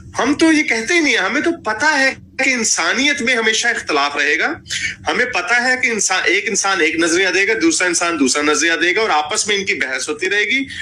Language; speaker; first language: Urdu; native; Urdu